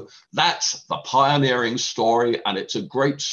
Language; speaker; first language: English; native; English